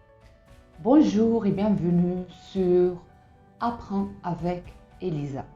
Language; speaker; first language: French; non-native, fluent; Spanish